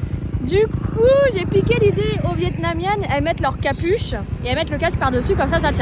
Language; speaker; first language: French; native; French